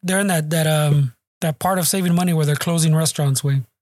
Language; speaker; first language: English; early bilingual, other home language; Spanish